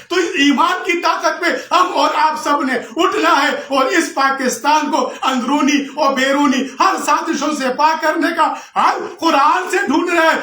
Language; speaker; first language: Urdu; non-native, local second language; Pashto